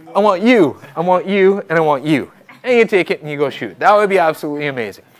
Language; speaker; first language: English; native; English